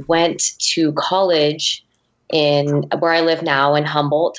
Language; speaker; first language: English; native; English